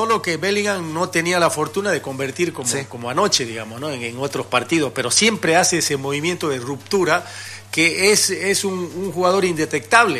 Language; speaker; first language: Spanish; native; Spanish